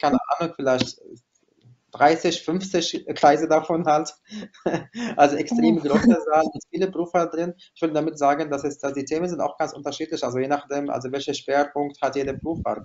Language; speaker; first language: German; non-native, fluent; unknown